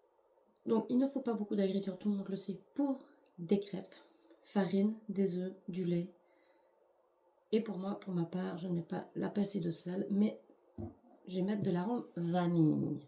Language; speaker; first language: French; native; French